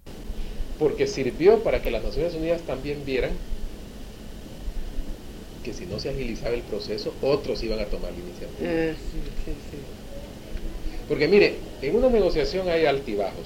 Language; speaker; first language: Spanish; native; Spanish